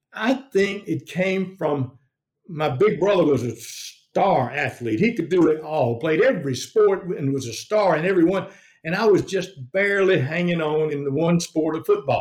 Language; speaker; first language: English; native; English